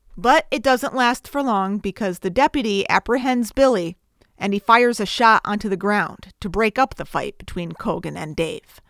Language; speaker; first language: English; native; English